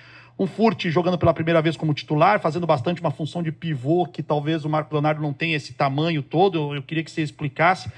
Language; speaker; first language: Portuguese; native; Portuguese